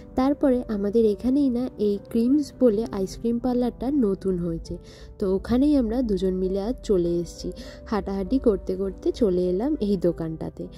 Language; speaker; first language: Bangla; native; Bangla